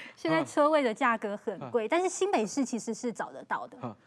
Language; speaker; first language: Chinese; native; Chinese